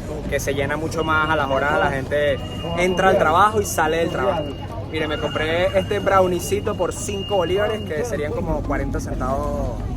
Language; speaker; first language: Spanish; native; Spanish